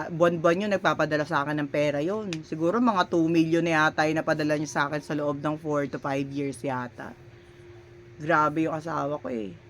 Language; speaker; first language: Filipino; native; Filipino